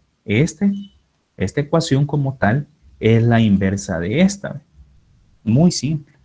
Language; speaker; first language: Spanish; native; Spanish